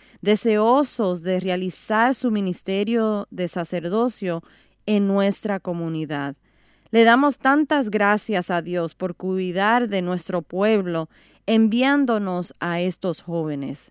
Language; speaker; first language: Spanish; native; Spanish